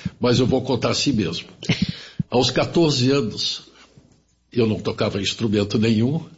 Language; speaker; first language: Portuguese; early bilingual, other home language; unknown